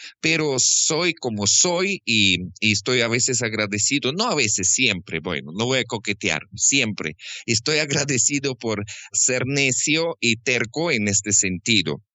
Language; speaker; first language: Spanish; non-native, fluent; Russian